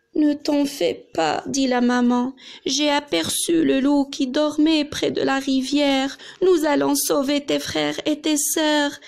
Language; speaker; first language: French; non-native, local second language; Arabic